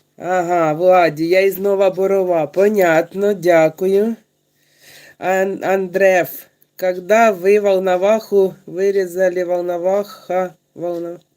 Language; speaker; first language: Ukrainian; non-native, local second language; Russian